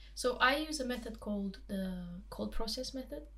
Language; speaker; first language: English; non-native, fluent; Romanian